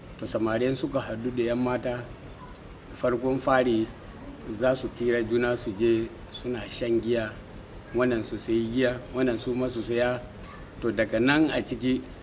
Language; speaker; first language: Hausa; non-native, local second language; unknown